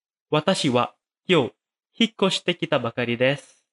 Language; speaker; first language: Japanese; non-native, fluent; Indonesian